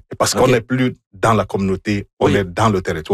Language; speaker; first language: French; non-native, fluent; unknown